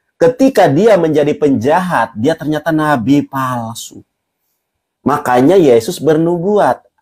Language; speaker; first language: Indonesian; native; Indonesian